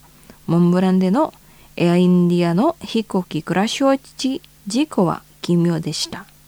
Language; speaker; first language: Japanese; non-native, fluent; Indonesian